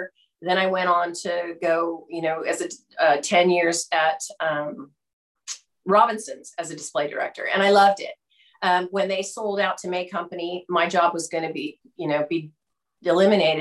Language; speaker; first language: English; native; English